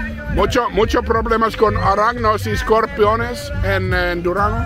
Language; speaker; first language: Spanish; non-native, learner; Finnish